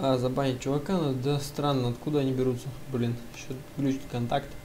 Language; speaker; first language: Russian; native; Russian